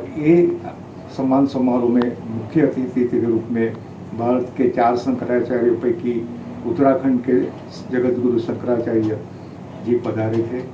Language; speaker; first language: Hindi; non-native, local second language; Gujarati